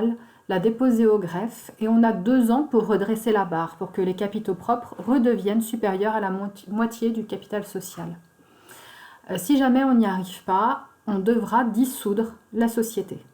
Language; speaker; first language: French; native; French